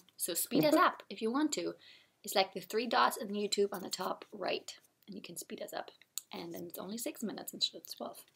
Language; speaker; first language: English; non-native, fluent; German